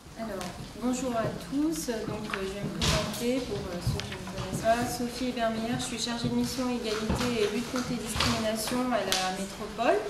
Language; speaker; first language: French; native; French